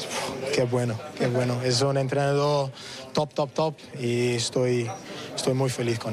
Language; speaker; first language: Spanish; non-native, learner; English